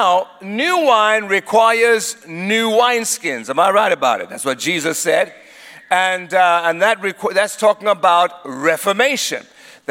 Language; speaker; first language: English; non-native, local second language; Swati